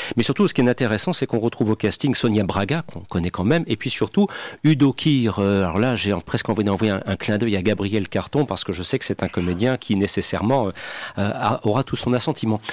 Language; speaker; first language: French; native; French